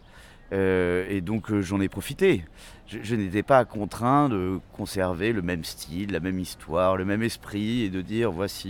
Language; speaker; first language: French; native; French